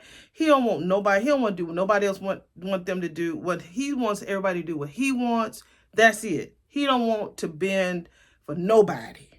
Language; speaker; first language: English; native; English